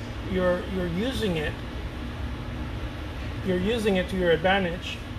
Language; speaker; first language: English; non-native, fluent; Spanish